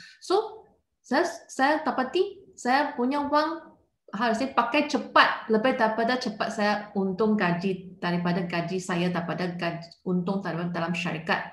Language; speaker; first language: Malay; non-native, local second language; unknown